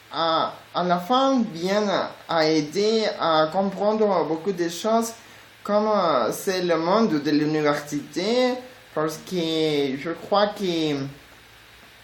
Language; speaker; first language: French; non-native, learner; Spanish